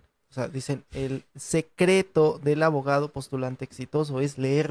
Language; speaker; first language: Spanish; native; Spanish